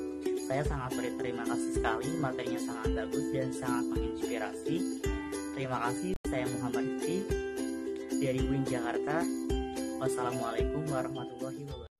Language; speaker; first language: Indonesian; native; Indonesian